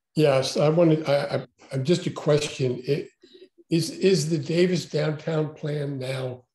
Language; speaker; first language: English; native; English